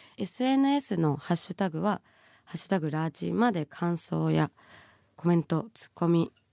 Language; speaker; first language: Japanese; early bilingual, other home language; Bangla